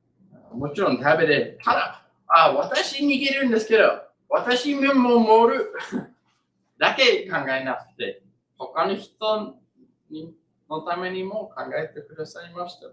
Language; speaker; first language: Japanese; non-native, learner; English